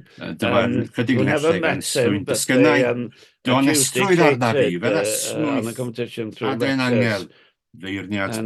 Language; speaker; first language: Welsh; native; Welsh